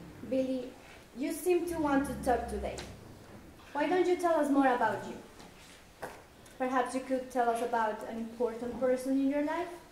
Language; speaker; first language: English; non-native, fluent; Spanish